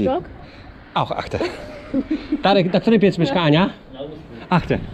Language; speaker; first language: German; non-native, fluent; Polish